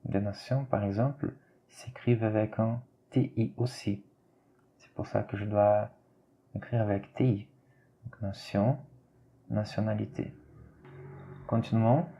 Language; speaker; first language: French; non-native, fluent; Portuguese